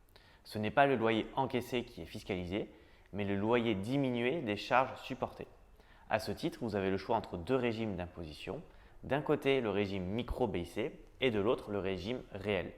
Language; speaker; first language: French; native; French